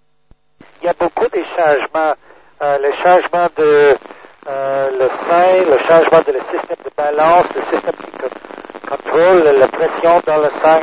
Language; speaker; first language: French; non-native, learner; English